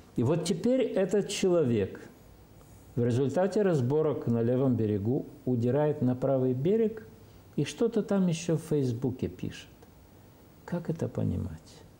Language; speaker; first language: Russian; non-native, local second language; Romanian